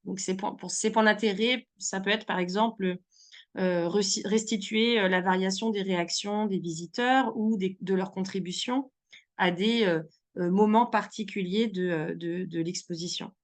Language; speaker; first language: French; native; French